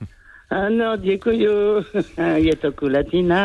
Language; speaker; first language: Czech; non-native, fluent; French